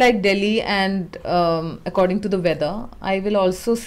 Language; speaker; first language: English; non-native, local second language; Malayalam